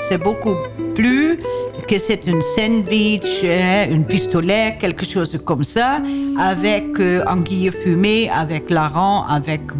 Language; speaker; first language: French; non-native, learner; Dutch